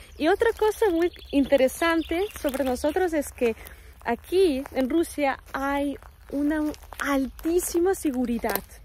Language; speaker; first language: Spanish; non-native, fluent; Russian